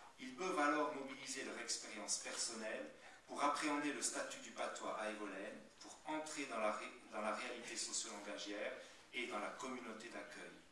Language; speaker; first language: French; native; French